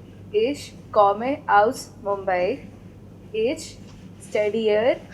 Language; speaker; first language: German; non-native, learner; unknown